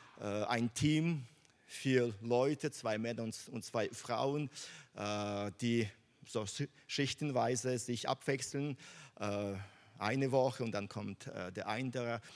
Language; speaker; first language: German; non-native, fluent; Russian